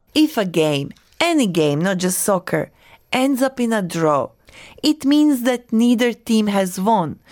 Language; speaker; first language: English; non-native, fluent; Croatian